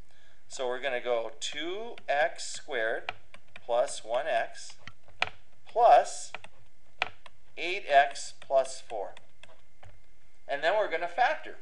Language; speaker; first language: English; native; English